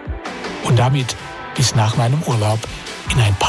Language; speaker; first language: German; native; German